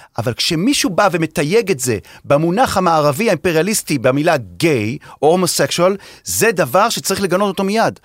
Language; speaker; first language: Hebrew; native; Hebrew